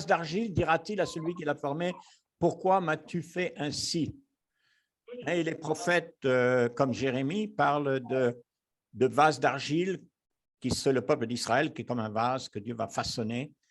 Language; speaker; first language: French; native; French